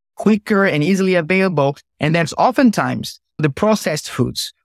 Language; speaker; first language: English; non-native, fluent; Portuguese